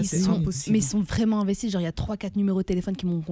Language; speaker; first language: French; native; French